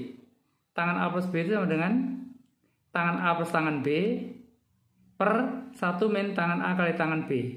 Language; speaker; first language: Indonesian; native; Indonesian